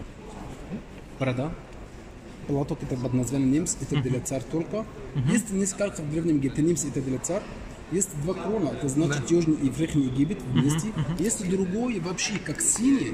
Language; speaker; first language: Russian; non-native, learner; Arabic